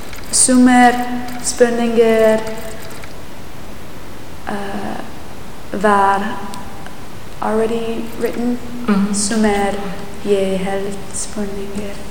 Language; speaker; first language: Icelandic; non-native, learner; English